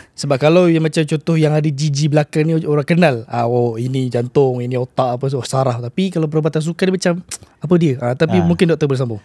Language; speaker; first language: Malay; native; Malay